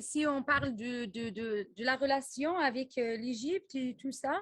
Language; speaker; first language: French; non-native, local second language; Arabic